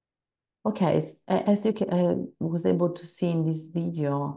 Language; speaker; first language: English; non-native, learner; Italian